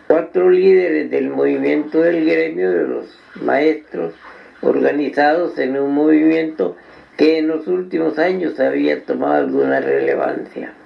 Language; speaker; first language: Spanish; native; Spanish